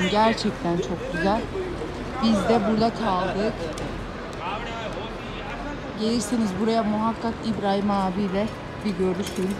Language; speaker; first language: Turkish; native; Turkish